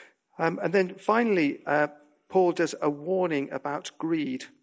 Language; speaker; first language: English; native; English